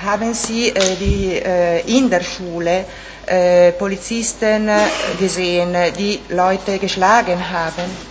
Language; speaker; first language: German; non-native, local second language; Italian